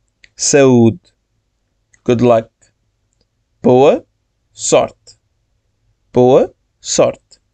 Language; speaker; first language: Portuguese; non-native, fluent; Bangla